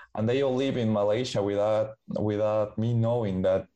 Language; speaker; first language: English; non-native, fluent; Spanish